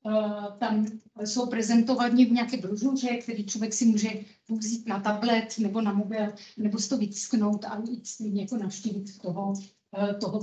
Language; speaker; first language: Czech; non-native, fluent; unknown